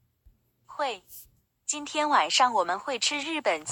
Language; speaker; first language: Chinese; non-native, learner; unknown